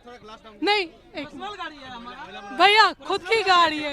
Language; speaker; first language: Hindi; non-native, local second language; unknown